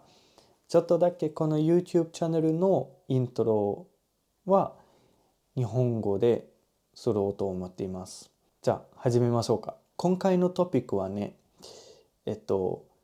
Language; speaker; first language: Japanese; non-native, learner; German